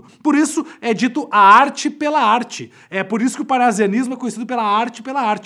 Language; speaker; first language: Portuguese; native; Portuguese